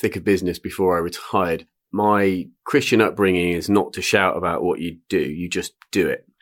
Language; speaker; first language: English; native; English